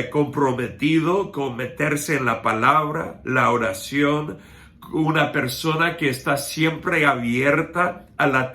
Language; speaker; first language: Spanish; non-native, fluent; English